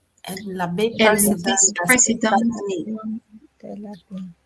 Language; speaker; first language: French; non-native, learner; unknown